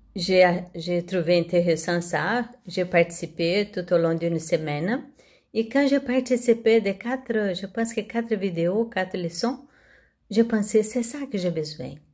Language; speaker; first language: French; non-native, learner; Portuguese